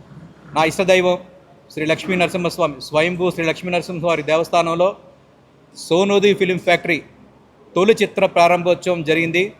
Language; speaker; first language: Telugu; native; Telugu